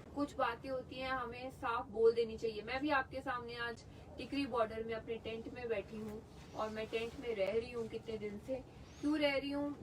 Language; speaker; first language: Hindi; non-native, local second language; Punjabi